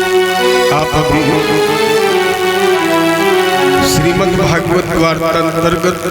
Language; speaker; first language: Hindi; native; Hindi